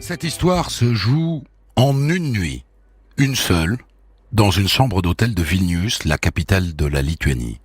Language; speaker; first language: French; native; French